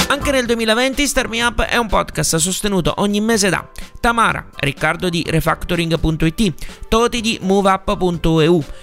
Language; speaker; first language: Italian; native; Italian